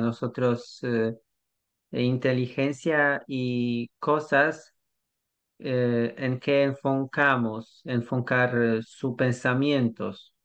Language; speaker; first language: Spanish; non-native, learner; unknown